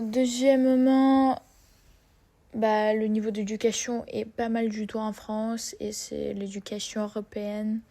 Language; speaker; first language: French; non-native, fluent; Russian